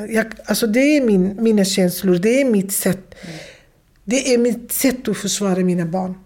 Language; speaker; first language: Swedish; non-native, fluent; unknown